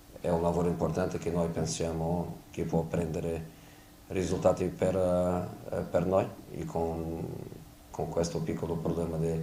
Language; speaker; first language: Italian; non-native, fluent; Portuguese